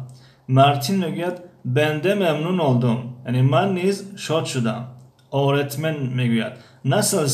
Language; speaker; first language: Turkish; non-native, fluent; Persian